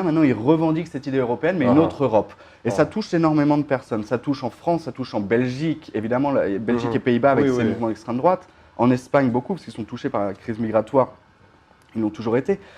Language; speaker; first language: French; native; French